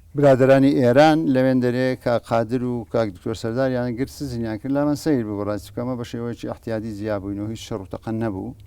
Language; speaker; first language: Central Kurdish; native; Central Kurdish